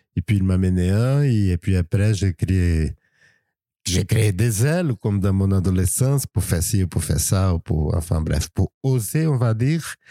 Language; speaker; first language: French; non-native, fluent; Portuguese